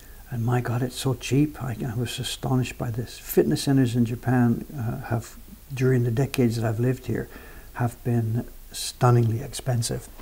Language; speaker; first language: English; native; English